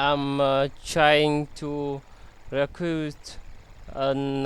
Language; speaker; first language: English; non-native, learner; Vietnamese